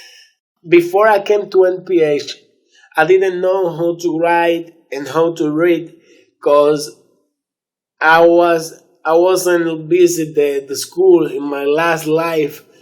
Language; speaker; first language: English; non-native, learner; Spanish